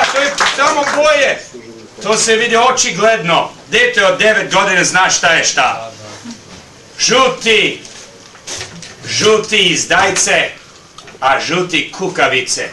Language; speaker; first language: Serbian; early bilingual, heritage; Serbian